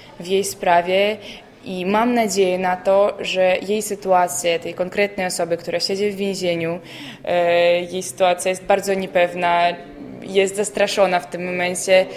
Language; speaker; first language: Polish; non-native, fluent; Belarusian